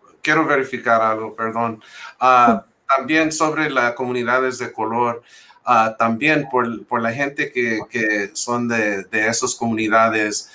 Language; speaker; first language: Spanish; early bilingual, heritage; English